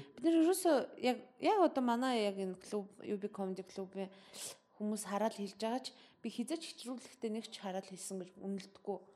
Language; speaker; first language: Mongolian; early bilingual, heritage; Mongolian